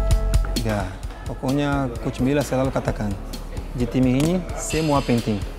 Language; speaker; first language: Indonesian; non-native, fluent; Portuguese